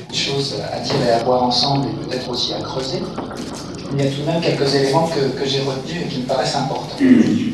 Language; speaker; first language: French; native; French